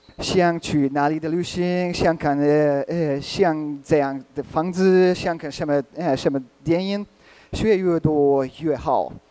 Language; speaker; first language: Chinese; non-native, learner; Hungarian